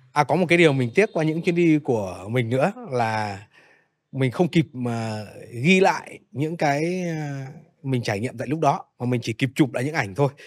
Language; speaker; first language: Vietnamese; native; Vietnamese